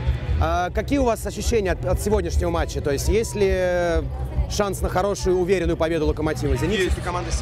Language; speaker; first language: Russian; native; Russian